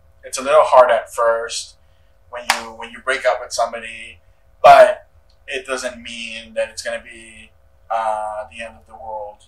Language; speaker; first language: English; early bilingual, other home language; Spanish